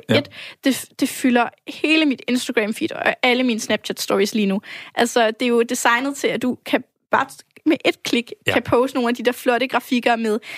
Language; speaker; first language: Danish; native; Danish